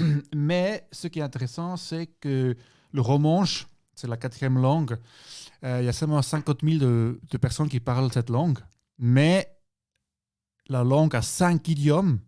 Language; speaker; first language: French; non-native, local second language; German